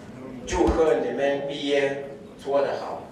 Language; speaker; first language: Chinese; non-native, learner; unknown